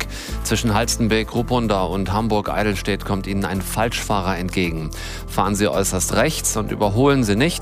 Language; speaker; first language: German; native; German